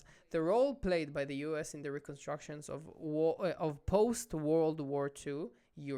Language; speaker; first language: English; non-native, local second language; Hebrew